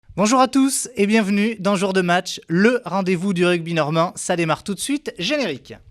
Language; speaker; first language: French; native; French